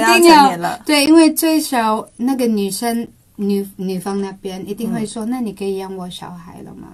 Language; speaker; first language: Chinese; non-native, local second language; Cebuano